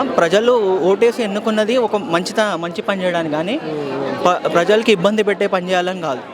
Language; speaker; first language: Telugu; native; Telugu